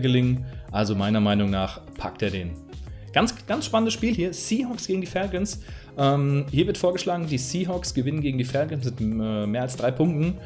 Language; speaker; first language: German; native; German